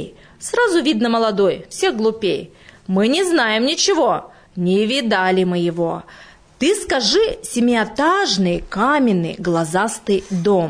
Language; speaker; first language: Russian; native; Russian